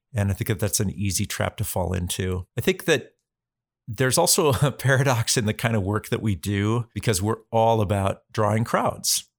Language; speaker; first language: English; native; English